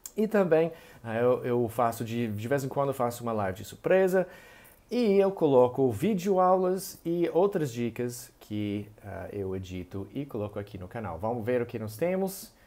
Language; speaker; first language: Portuguese; non-native, fluent; English